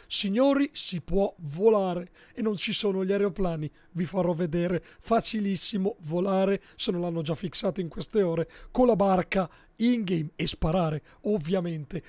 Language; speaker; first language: Italian; native; Italian